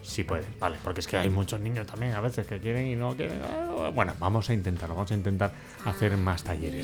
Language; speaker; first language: Spanish; native; Spanish